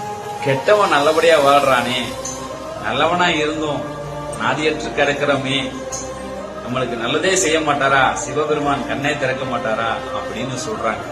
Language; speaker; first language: Tamil; native; Tamil